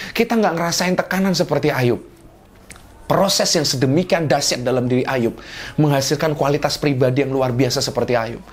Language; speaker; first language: Indonesian; native; Indonesian